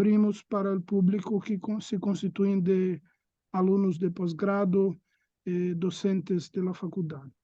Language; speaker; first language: Spanish; non-native, fluent; Portuguese